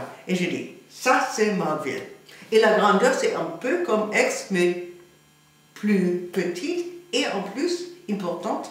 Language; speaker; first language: French; non-native, fluent; German